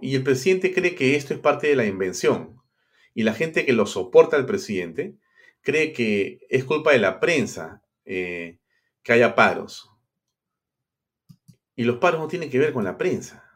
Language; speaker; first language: Spanish; native; Spanish